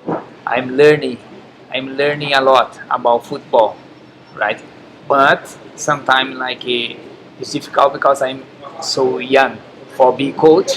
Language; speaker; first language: English; non-native, learner; Portuguese